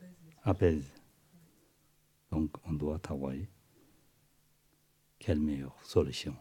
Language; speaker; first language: French; non-native, learner; Tibetan